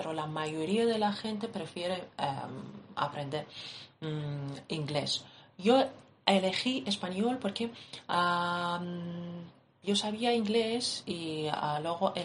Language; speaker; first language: Spanish; non-native, fluent; Persian